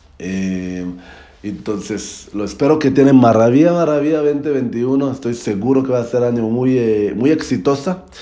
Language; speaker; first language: Spanish; non-native, learner; Hebrew